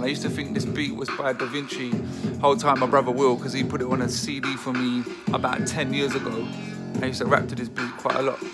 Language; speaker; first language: English; native; English